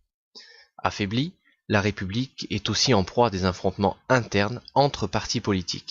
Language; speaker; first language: French; native; French